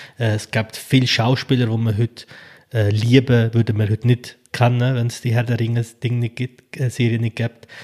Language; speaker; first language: German; early bilingual, other home language; Albanian